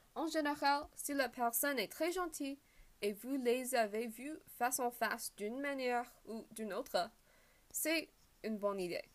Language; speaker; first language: French; non-native, learner; English